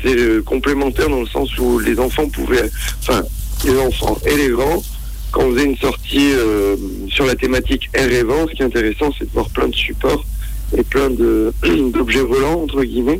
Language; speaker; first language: French; native; French